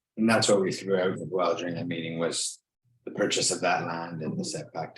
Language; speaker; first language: English; native; English